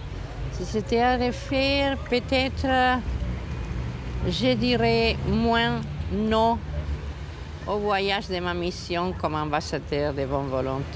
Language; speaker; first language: French; non-native, fluent; Spanish